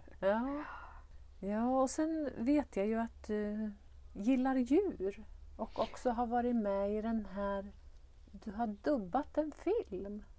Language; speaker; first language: Swedish; native; Swedish